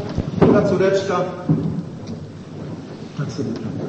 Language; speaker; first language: Polish; native; Polish